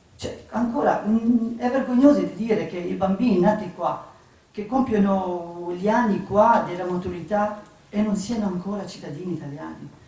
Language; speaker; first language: Italian; non-native, fluent; Albanian